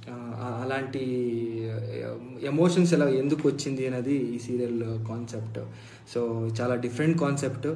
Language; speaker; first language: Telugu; non-native, fluent; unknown